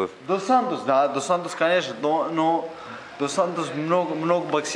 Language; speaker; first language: Russian; non-native, learner; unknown